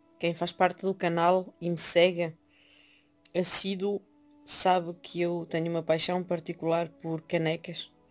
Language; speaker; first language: Portuguese; early bilingual, heritage; Portuguese